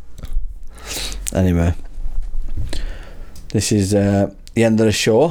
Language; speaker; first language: English; native; English